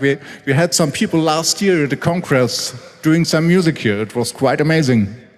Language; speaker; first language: English; non-native, fluent; German